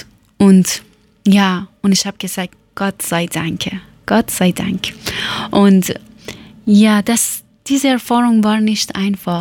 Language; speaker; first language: German; non-native, fluent; Persian